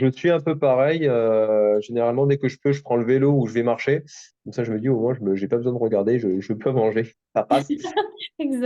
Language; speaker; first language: French; native; French